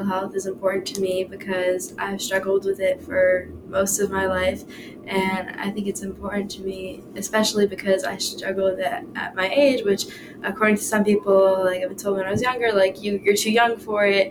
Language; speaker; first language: English; early bilingual, other home language; Hebrew